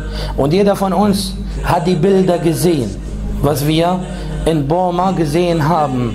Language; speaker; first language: German; non-native, fluent; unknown